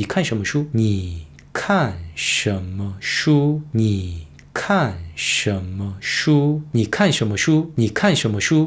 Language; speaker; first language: Chinese; non-native, fluent; Korean